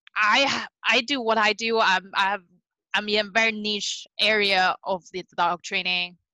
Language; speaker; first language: English; non-native, fluent; Chinese